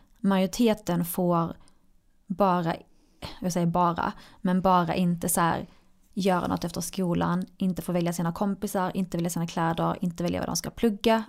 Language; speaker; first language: Swedish; early bilingual, other home language; Arabic